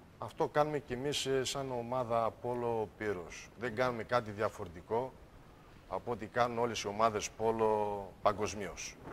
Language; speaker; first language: Greek; early bilingual, heritage; Greek